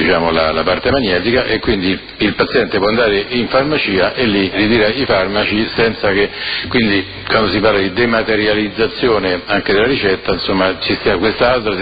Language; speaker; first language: Italian; native; Italian